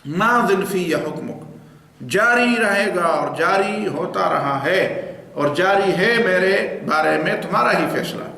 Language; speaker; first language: Urdu; non-native, local second language; Pashto